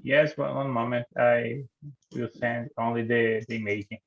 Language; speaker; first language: English; non-native, learner; Portuguese